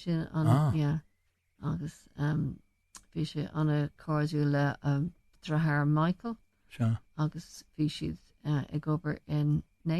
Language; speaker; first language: Irish; non-native, local second language; English